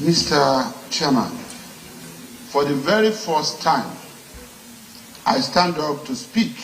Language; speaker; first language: English; non-native, local second language; Yoruba